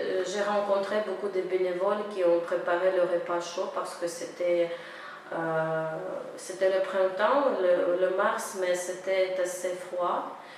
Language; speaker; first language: French; non-native, fluent; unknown